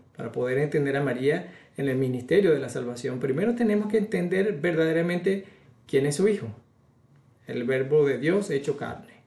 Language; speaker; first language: Spanish; native; Spanish